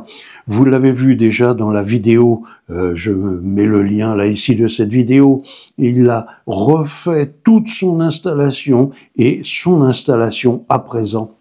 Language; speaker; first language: French; native; French